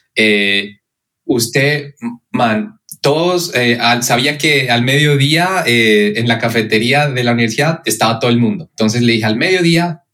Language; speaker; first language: Spanish; native; Spanish